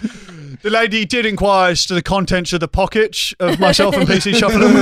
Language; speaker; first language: English; native; English